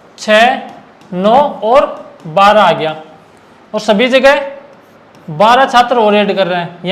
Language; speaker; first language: Hindi; native; Hindi